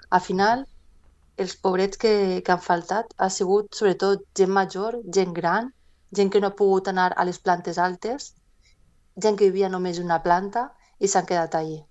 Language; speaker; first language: Catalan; non-native, local second language; Spanish